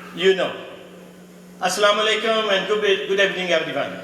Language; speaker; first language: English; non-native, local second language; Punjabi